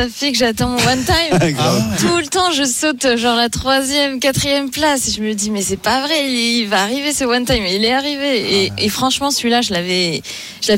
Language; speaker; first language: French; native; French